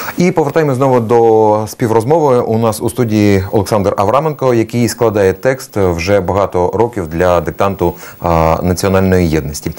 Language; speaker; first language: Ukrainian; native; Ukrainian